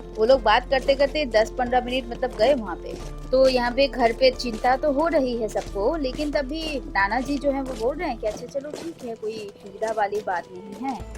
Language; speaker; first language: Hindi; non-native, local second language; Bangla